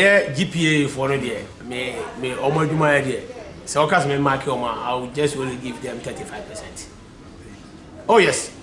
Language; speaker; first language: English; non-native, local second language; Akan